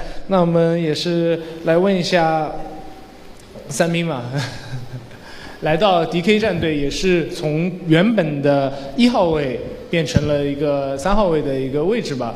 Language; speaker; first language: Chinese; native; Chinese